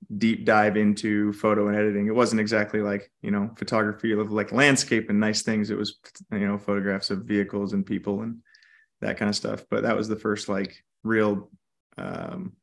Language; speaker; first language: English; native; English